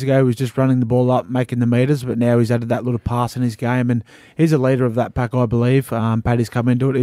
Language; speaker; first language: English; native; English